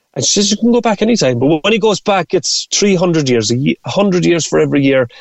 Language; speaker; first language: English; native; English